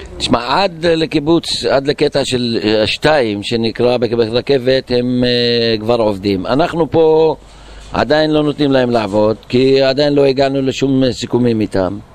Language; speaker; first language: Hebrew; non-native, local second language; Arabic